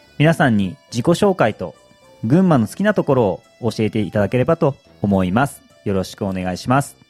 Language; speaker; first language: Japanese; native; Japanese